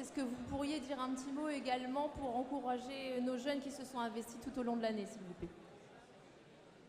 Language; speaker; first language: French; native; French